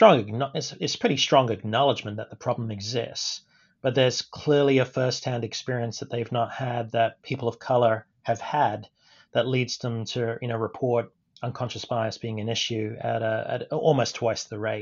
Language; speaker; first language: English; native; English